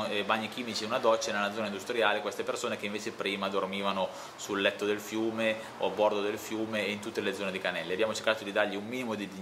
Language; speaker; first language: Italian; native; Italian